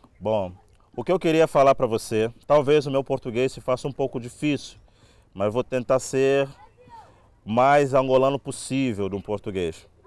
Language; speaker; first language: Portuguese; native; Portuguese